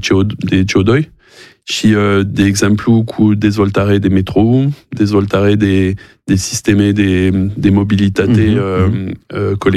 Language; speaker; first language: Romanian; non-native, learner; French